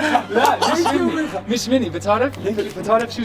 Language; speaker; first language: Arabic; non-native, learner; English